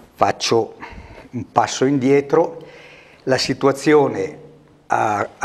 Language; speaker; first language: Italian; native; Italian